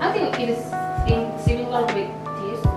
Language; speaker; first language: English; non-native, learner; Korean